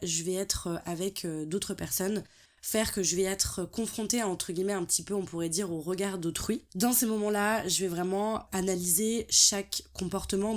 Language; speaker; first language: French; native; French